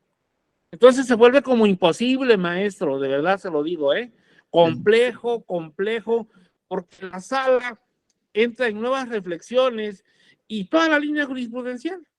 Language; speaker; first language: Spanish; native; Spanish